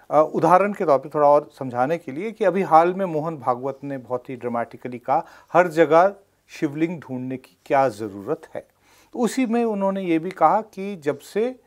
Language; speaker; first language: Hindi; non-native, local second language; Bangla